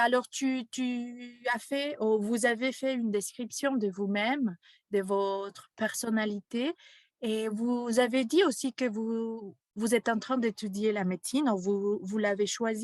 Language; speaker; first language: French; non-native, fluent; Spanish